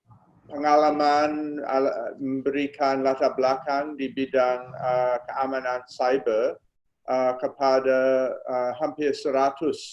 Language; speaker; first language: Indonesian; non-native, fluent; English